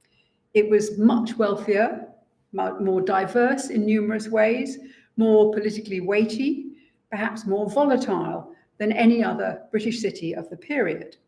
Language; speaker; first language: English; native; English